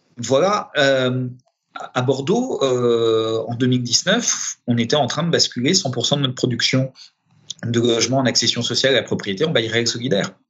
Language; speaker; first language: French; early bilingual, other home language; Romanian